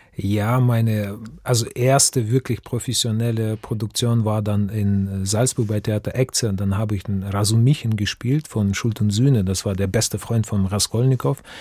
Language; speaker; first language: German; non-native, fluent; Russian